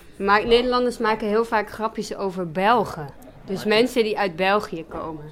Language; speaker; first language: Dutch; native; Dutch